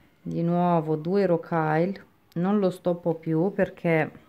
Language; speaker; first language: Italian; native; Italian